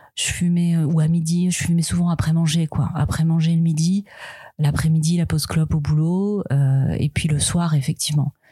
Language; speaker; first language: French; native; French